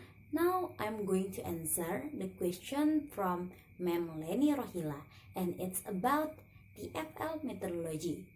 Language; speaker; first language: English; non-native, learner; Indonesian